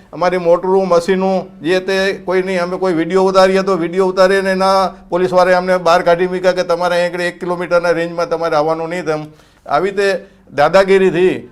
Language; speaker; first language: Gujarati; native; Gujarati